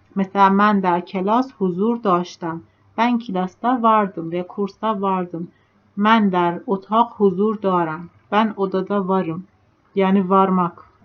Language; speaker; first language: Turkish; non-native, fluent; Persian